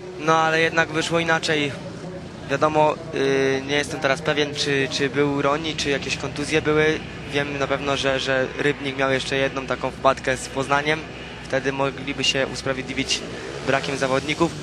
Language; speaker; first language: Polish; native; Polish